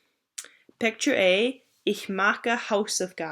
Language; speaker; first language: German; non-native, fluent; English